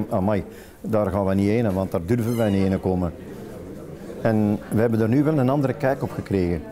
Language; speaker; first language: Dutch; native; Dutch